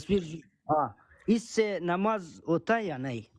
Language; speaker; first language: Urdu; non-native, learner; Persian